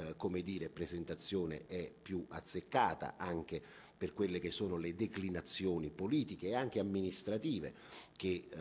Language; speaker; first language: Italian; native; Italian